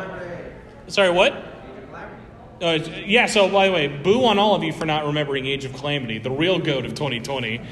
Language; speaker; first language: English; native; English